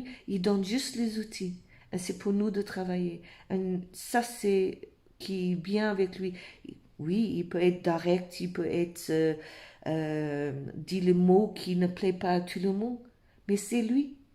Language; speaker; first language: French; non-native, fluent; English